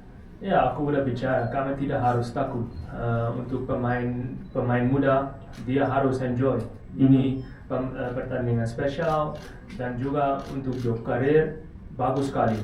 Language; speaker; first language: Indonesian; non-native, learner; Dutch